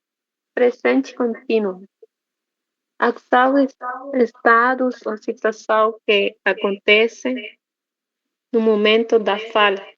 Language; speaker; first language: Portuguese; non-native, learner; Spanish